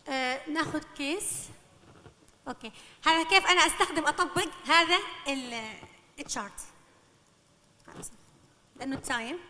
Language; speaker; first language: Arabic; native; Arabic